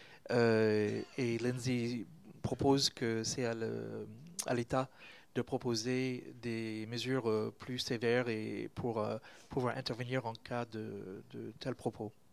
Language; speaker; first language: French; native; French